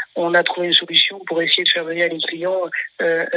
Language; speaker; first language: French; native; French